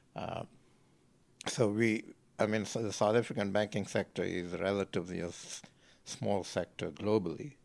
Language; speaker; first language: English; native; English